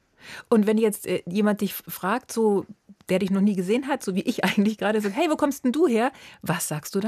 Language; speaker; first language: German; native; German